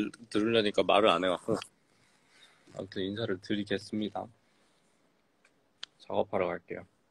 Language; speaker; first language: Korean; native; Korean